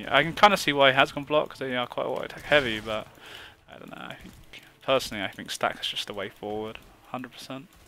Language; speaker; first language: English; native; English